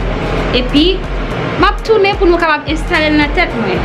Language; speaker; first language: French; non-native, local second language; Haitian Creole